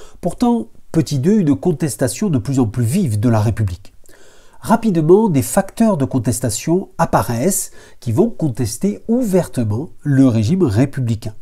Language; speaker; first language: French; native; French